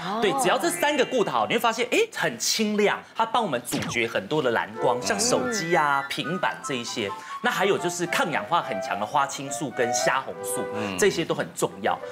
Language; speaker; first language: Chinese; native; Chinese